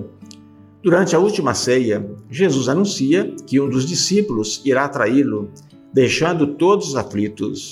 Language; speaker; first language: Portuguese; native; Portuguese